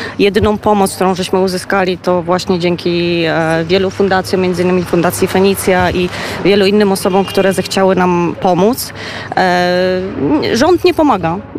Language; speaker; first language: Polish; native; Polish